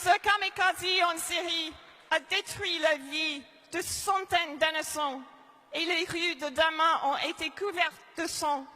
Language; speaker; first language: French; non-native, fluent; English